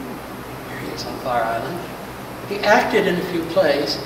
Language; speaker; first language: English; native; English